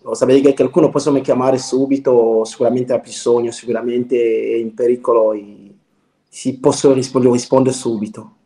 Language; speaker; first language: Italian; non-native, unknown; French